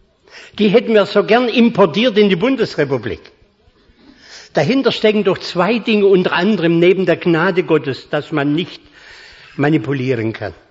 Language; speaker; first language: German; native; German